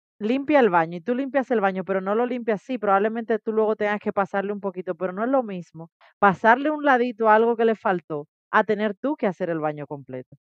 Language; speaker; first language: Spanish; native; Spanish